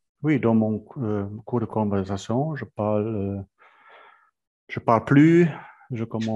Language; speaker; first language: French; non-native, fluent; German